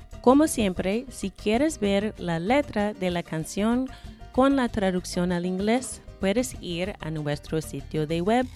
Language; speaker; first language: Spanish; non-native, fluent; English